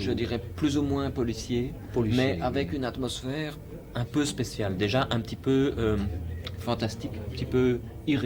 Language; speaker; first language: French; native; French